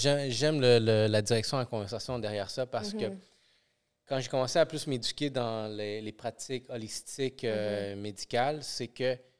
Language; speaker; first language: French; native; French